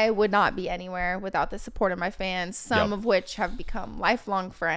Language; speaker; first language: English; native; English